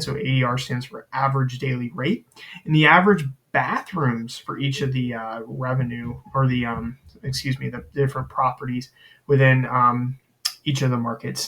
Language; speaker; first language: English; native; English